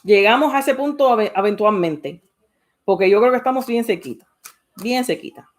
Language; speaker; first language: Spanish; early bilingual, heritage; Spanish